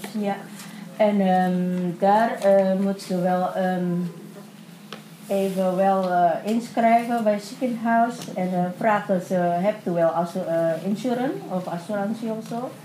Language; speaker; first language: Dutch; non-native, learner; Indonesian